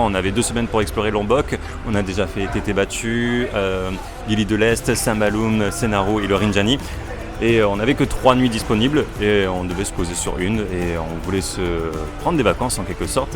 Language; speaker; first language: French; native; French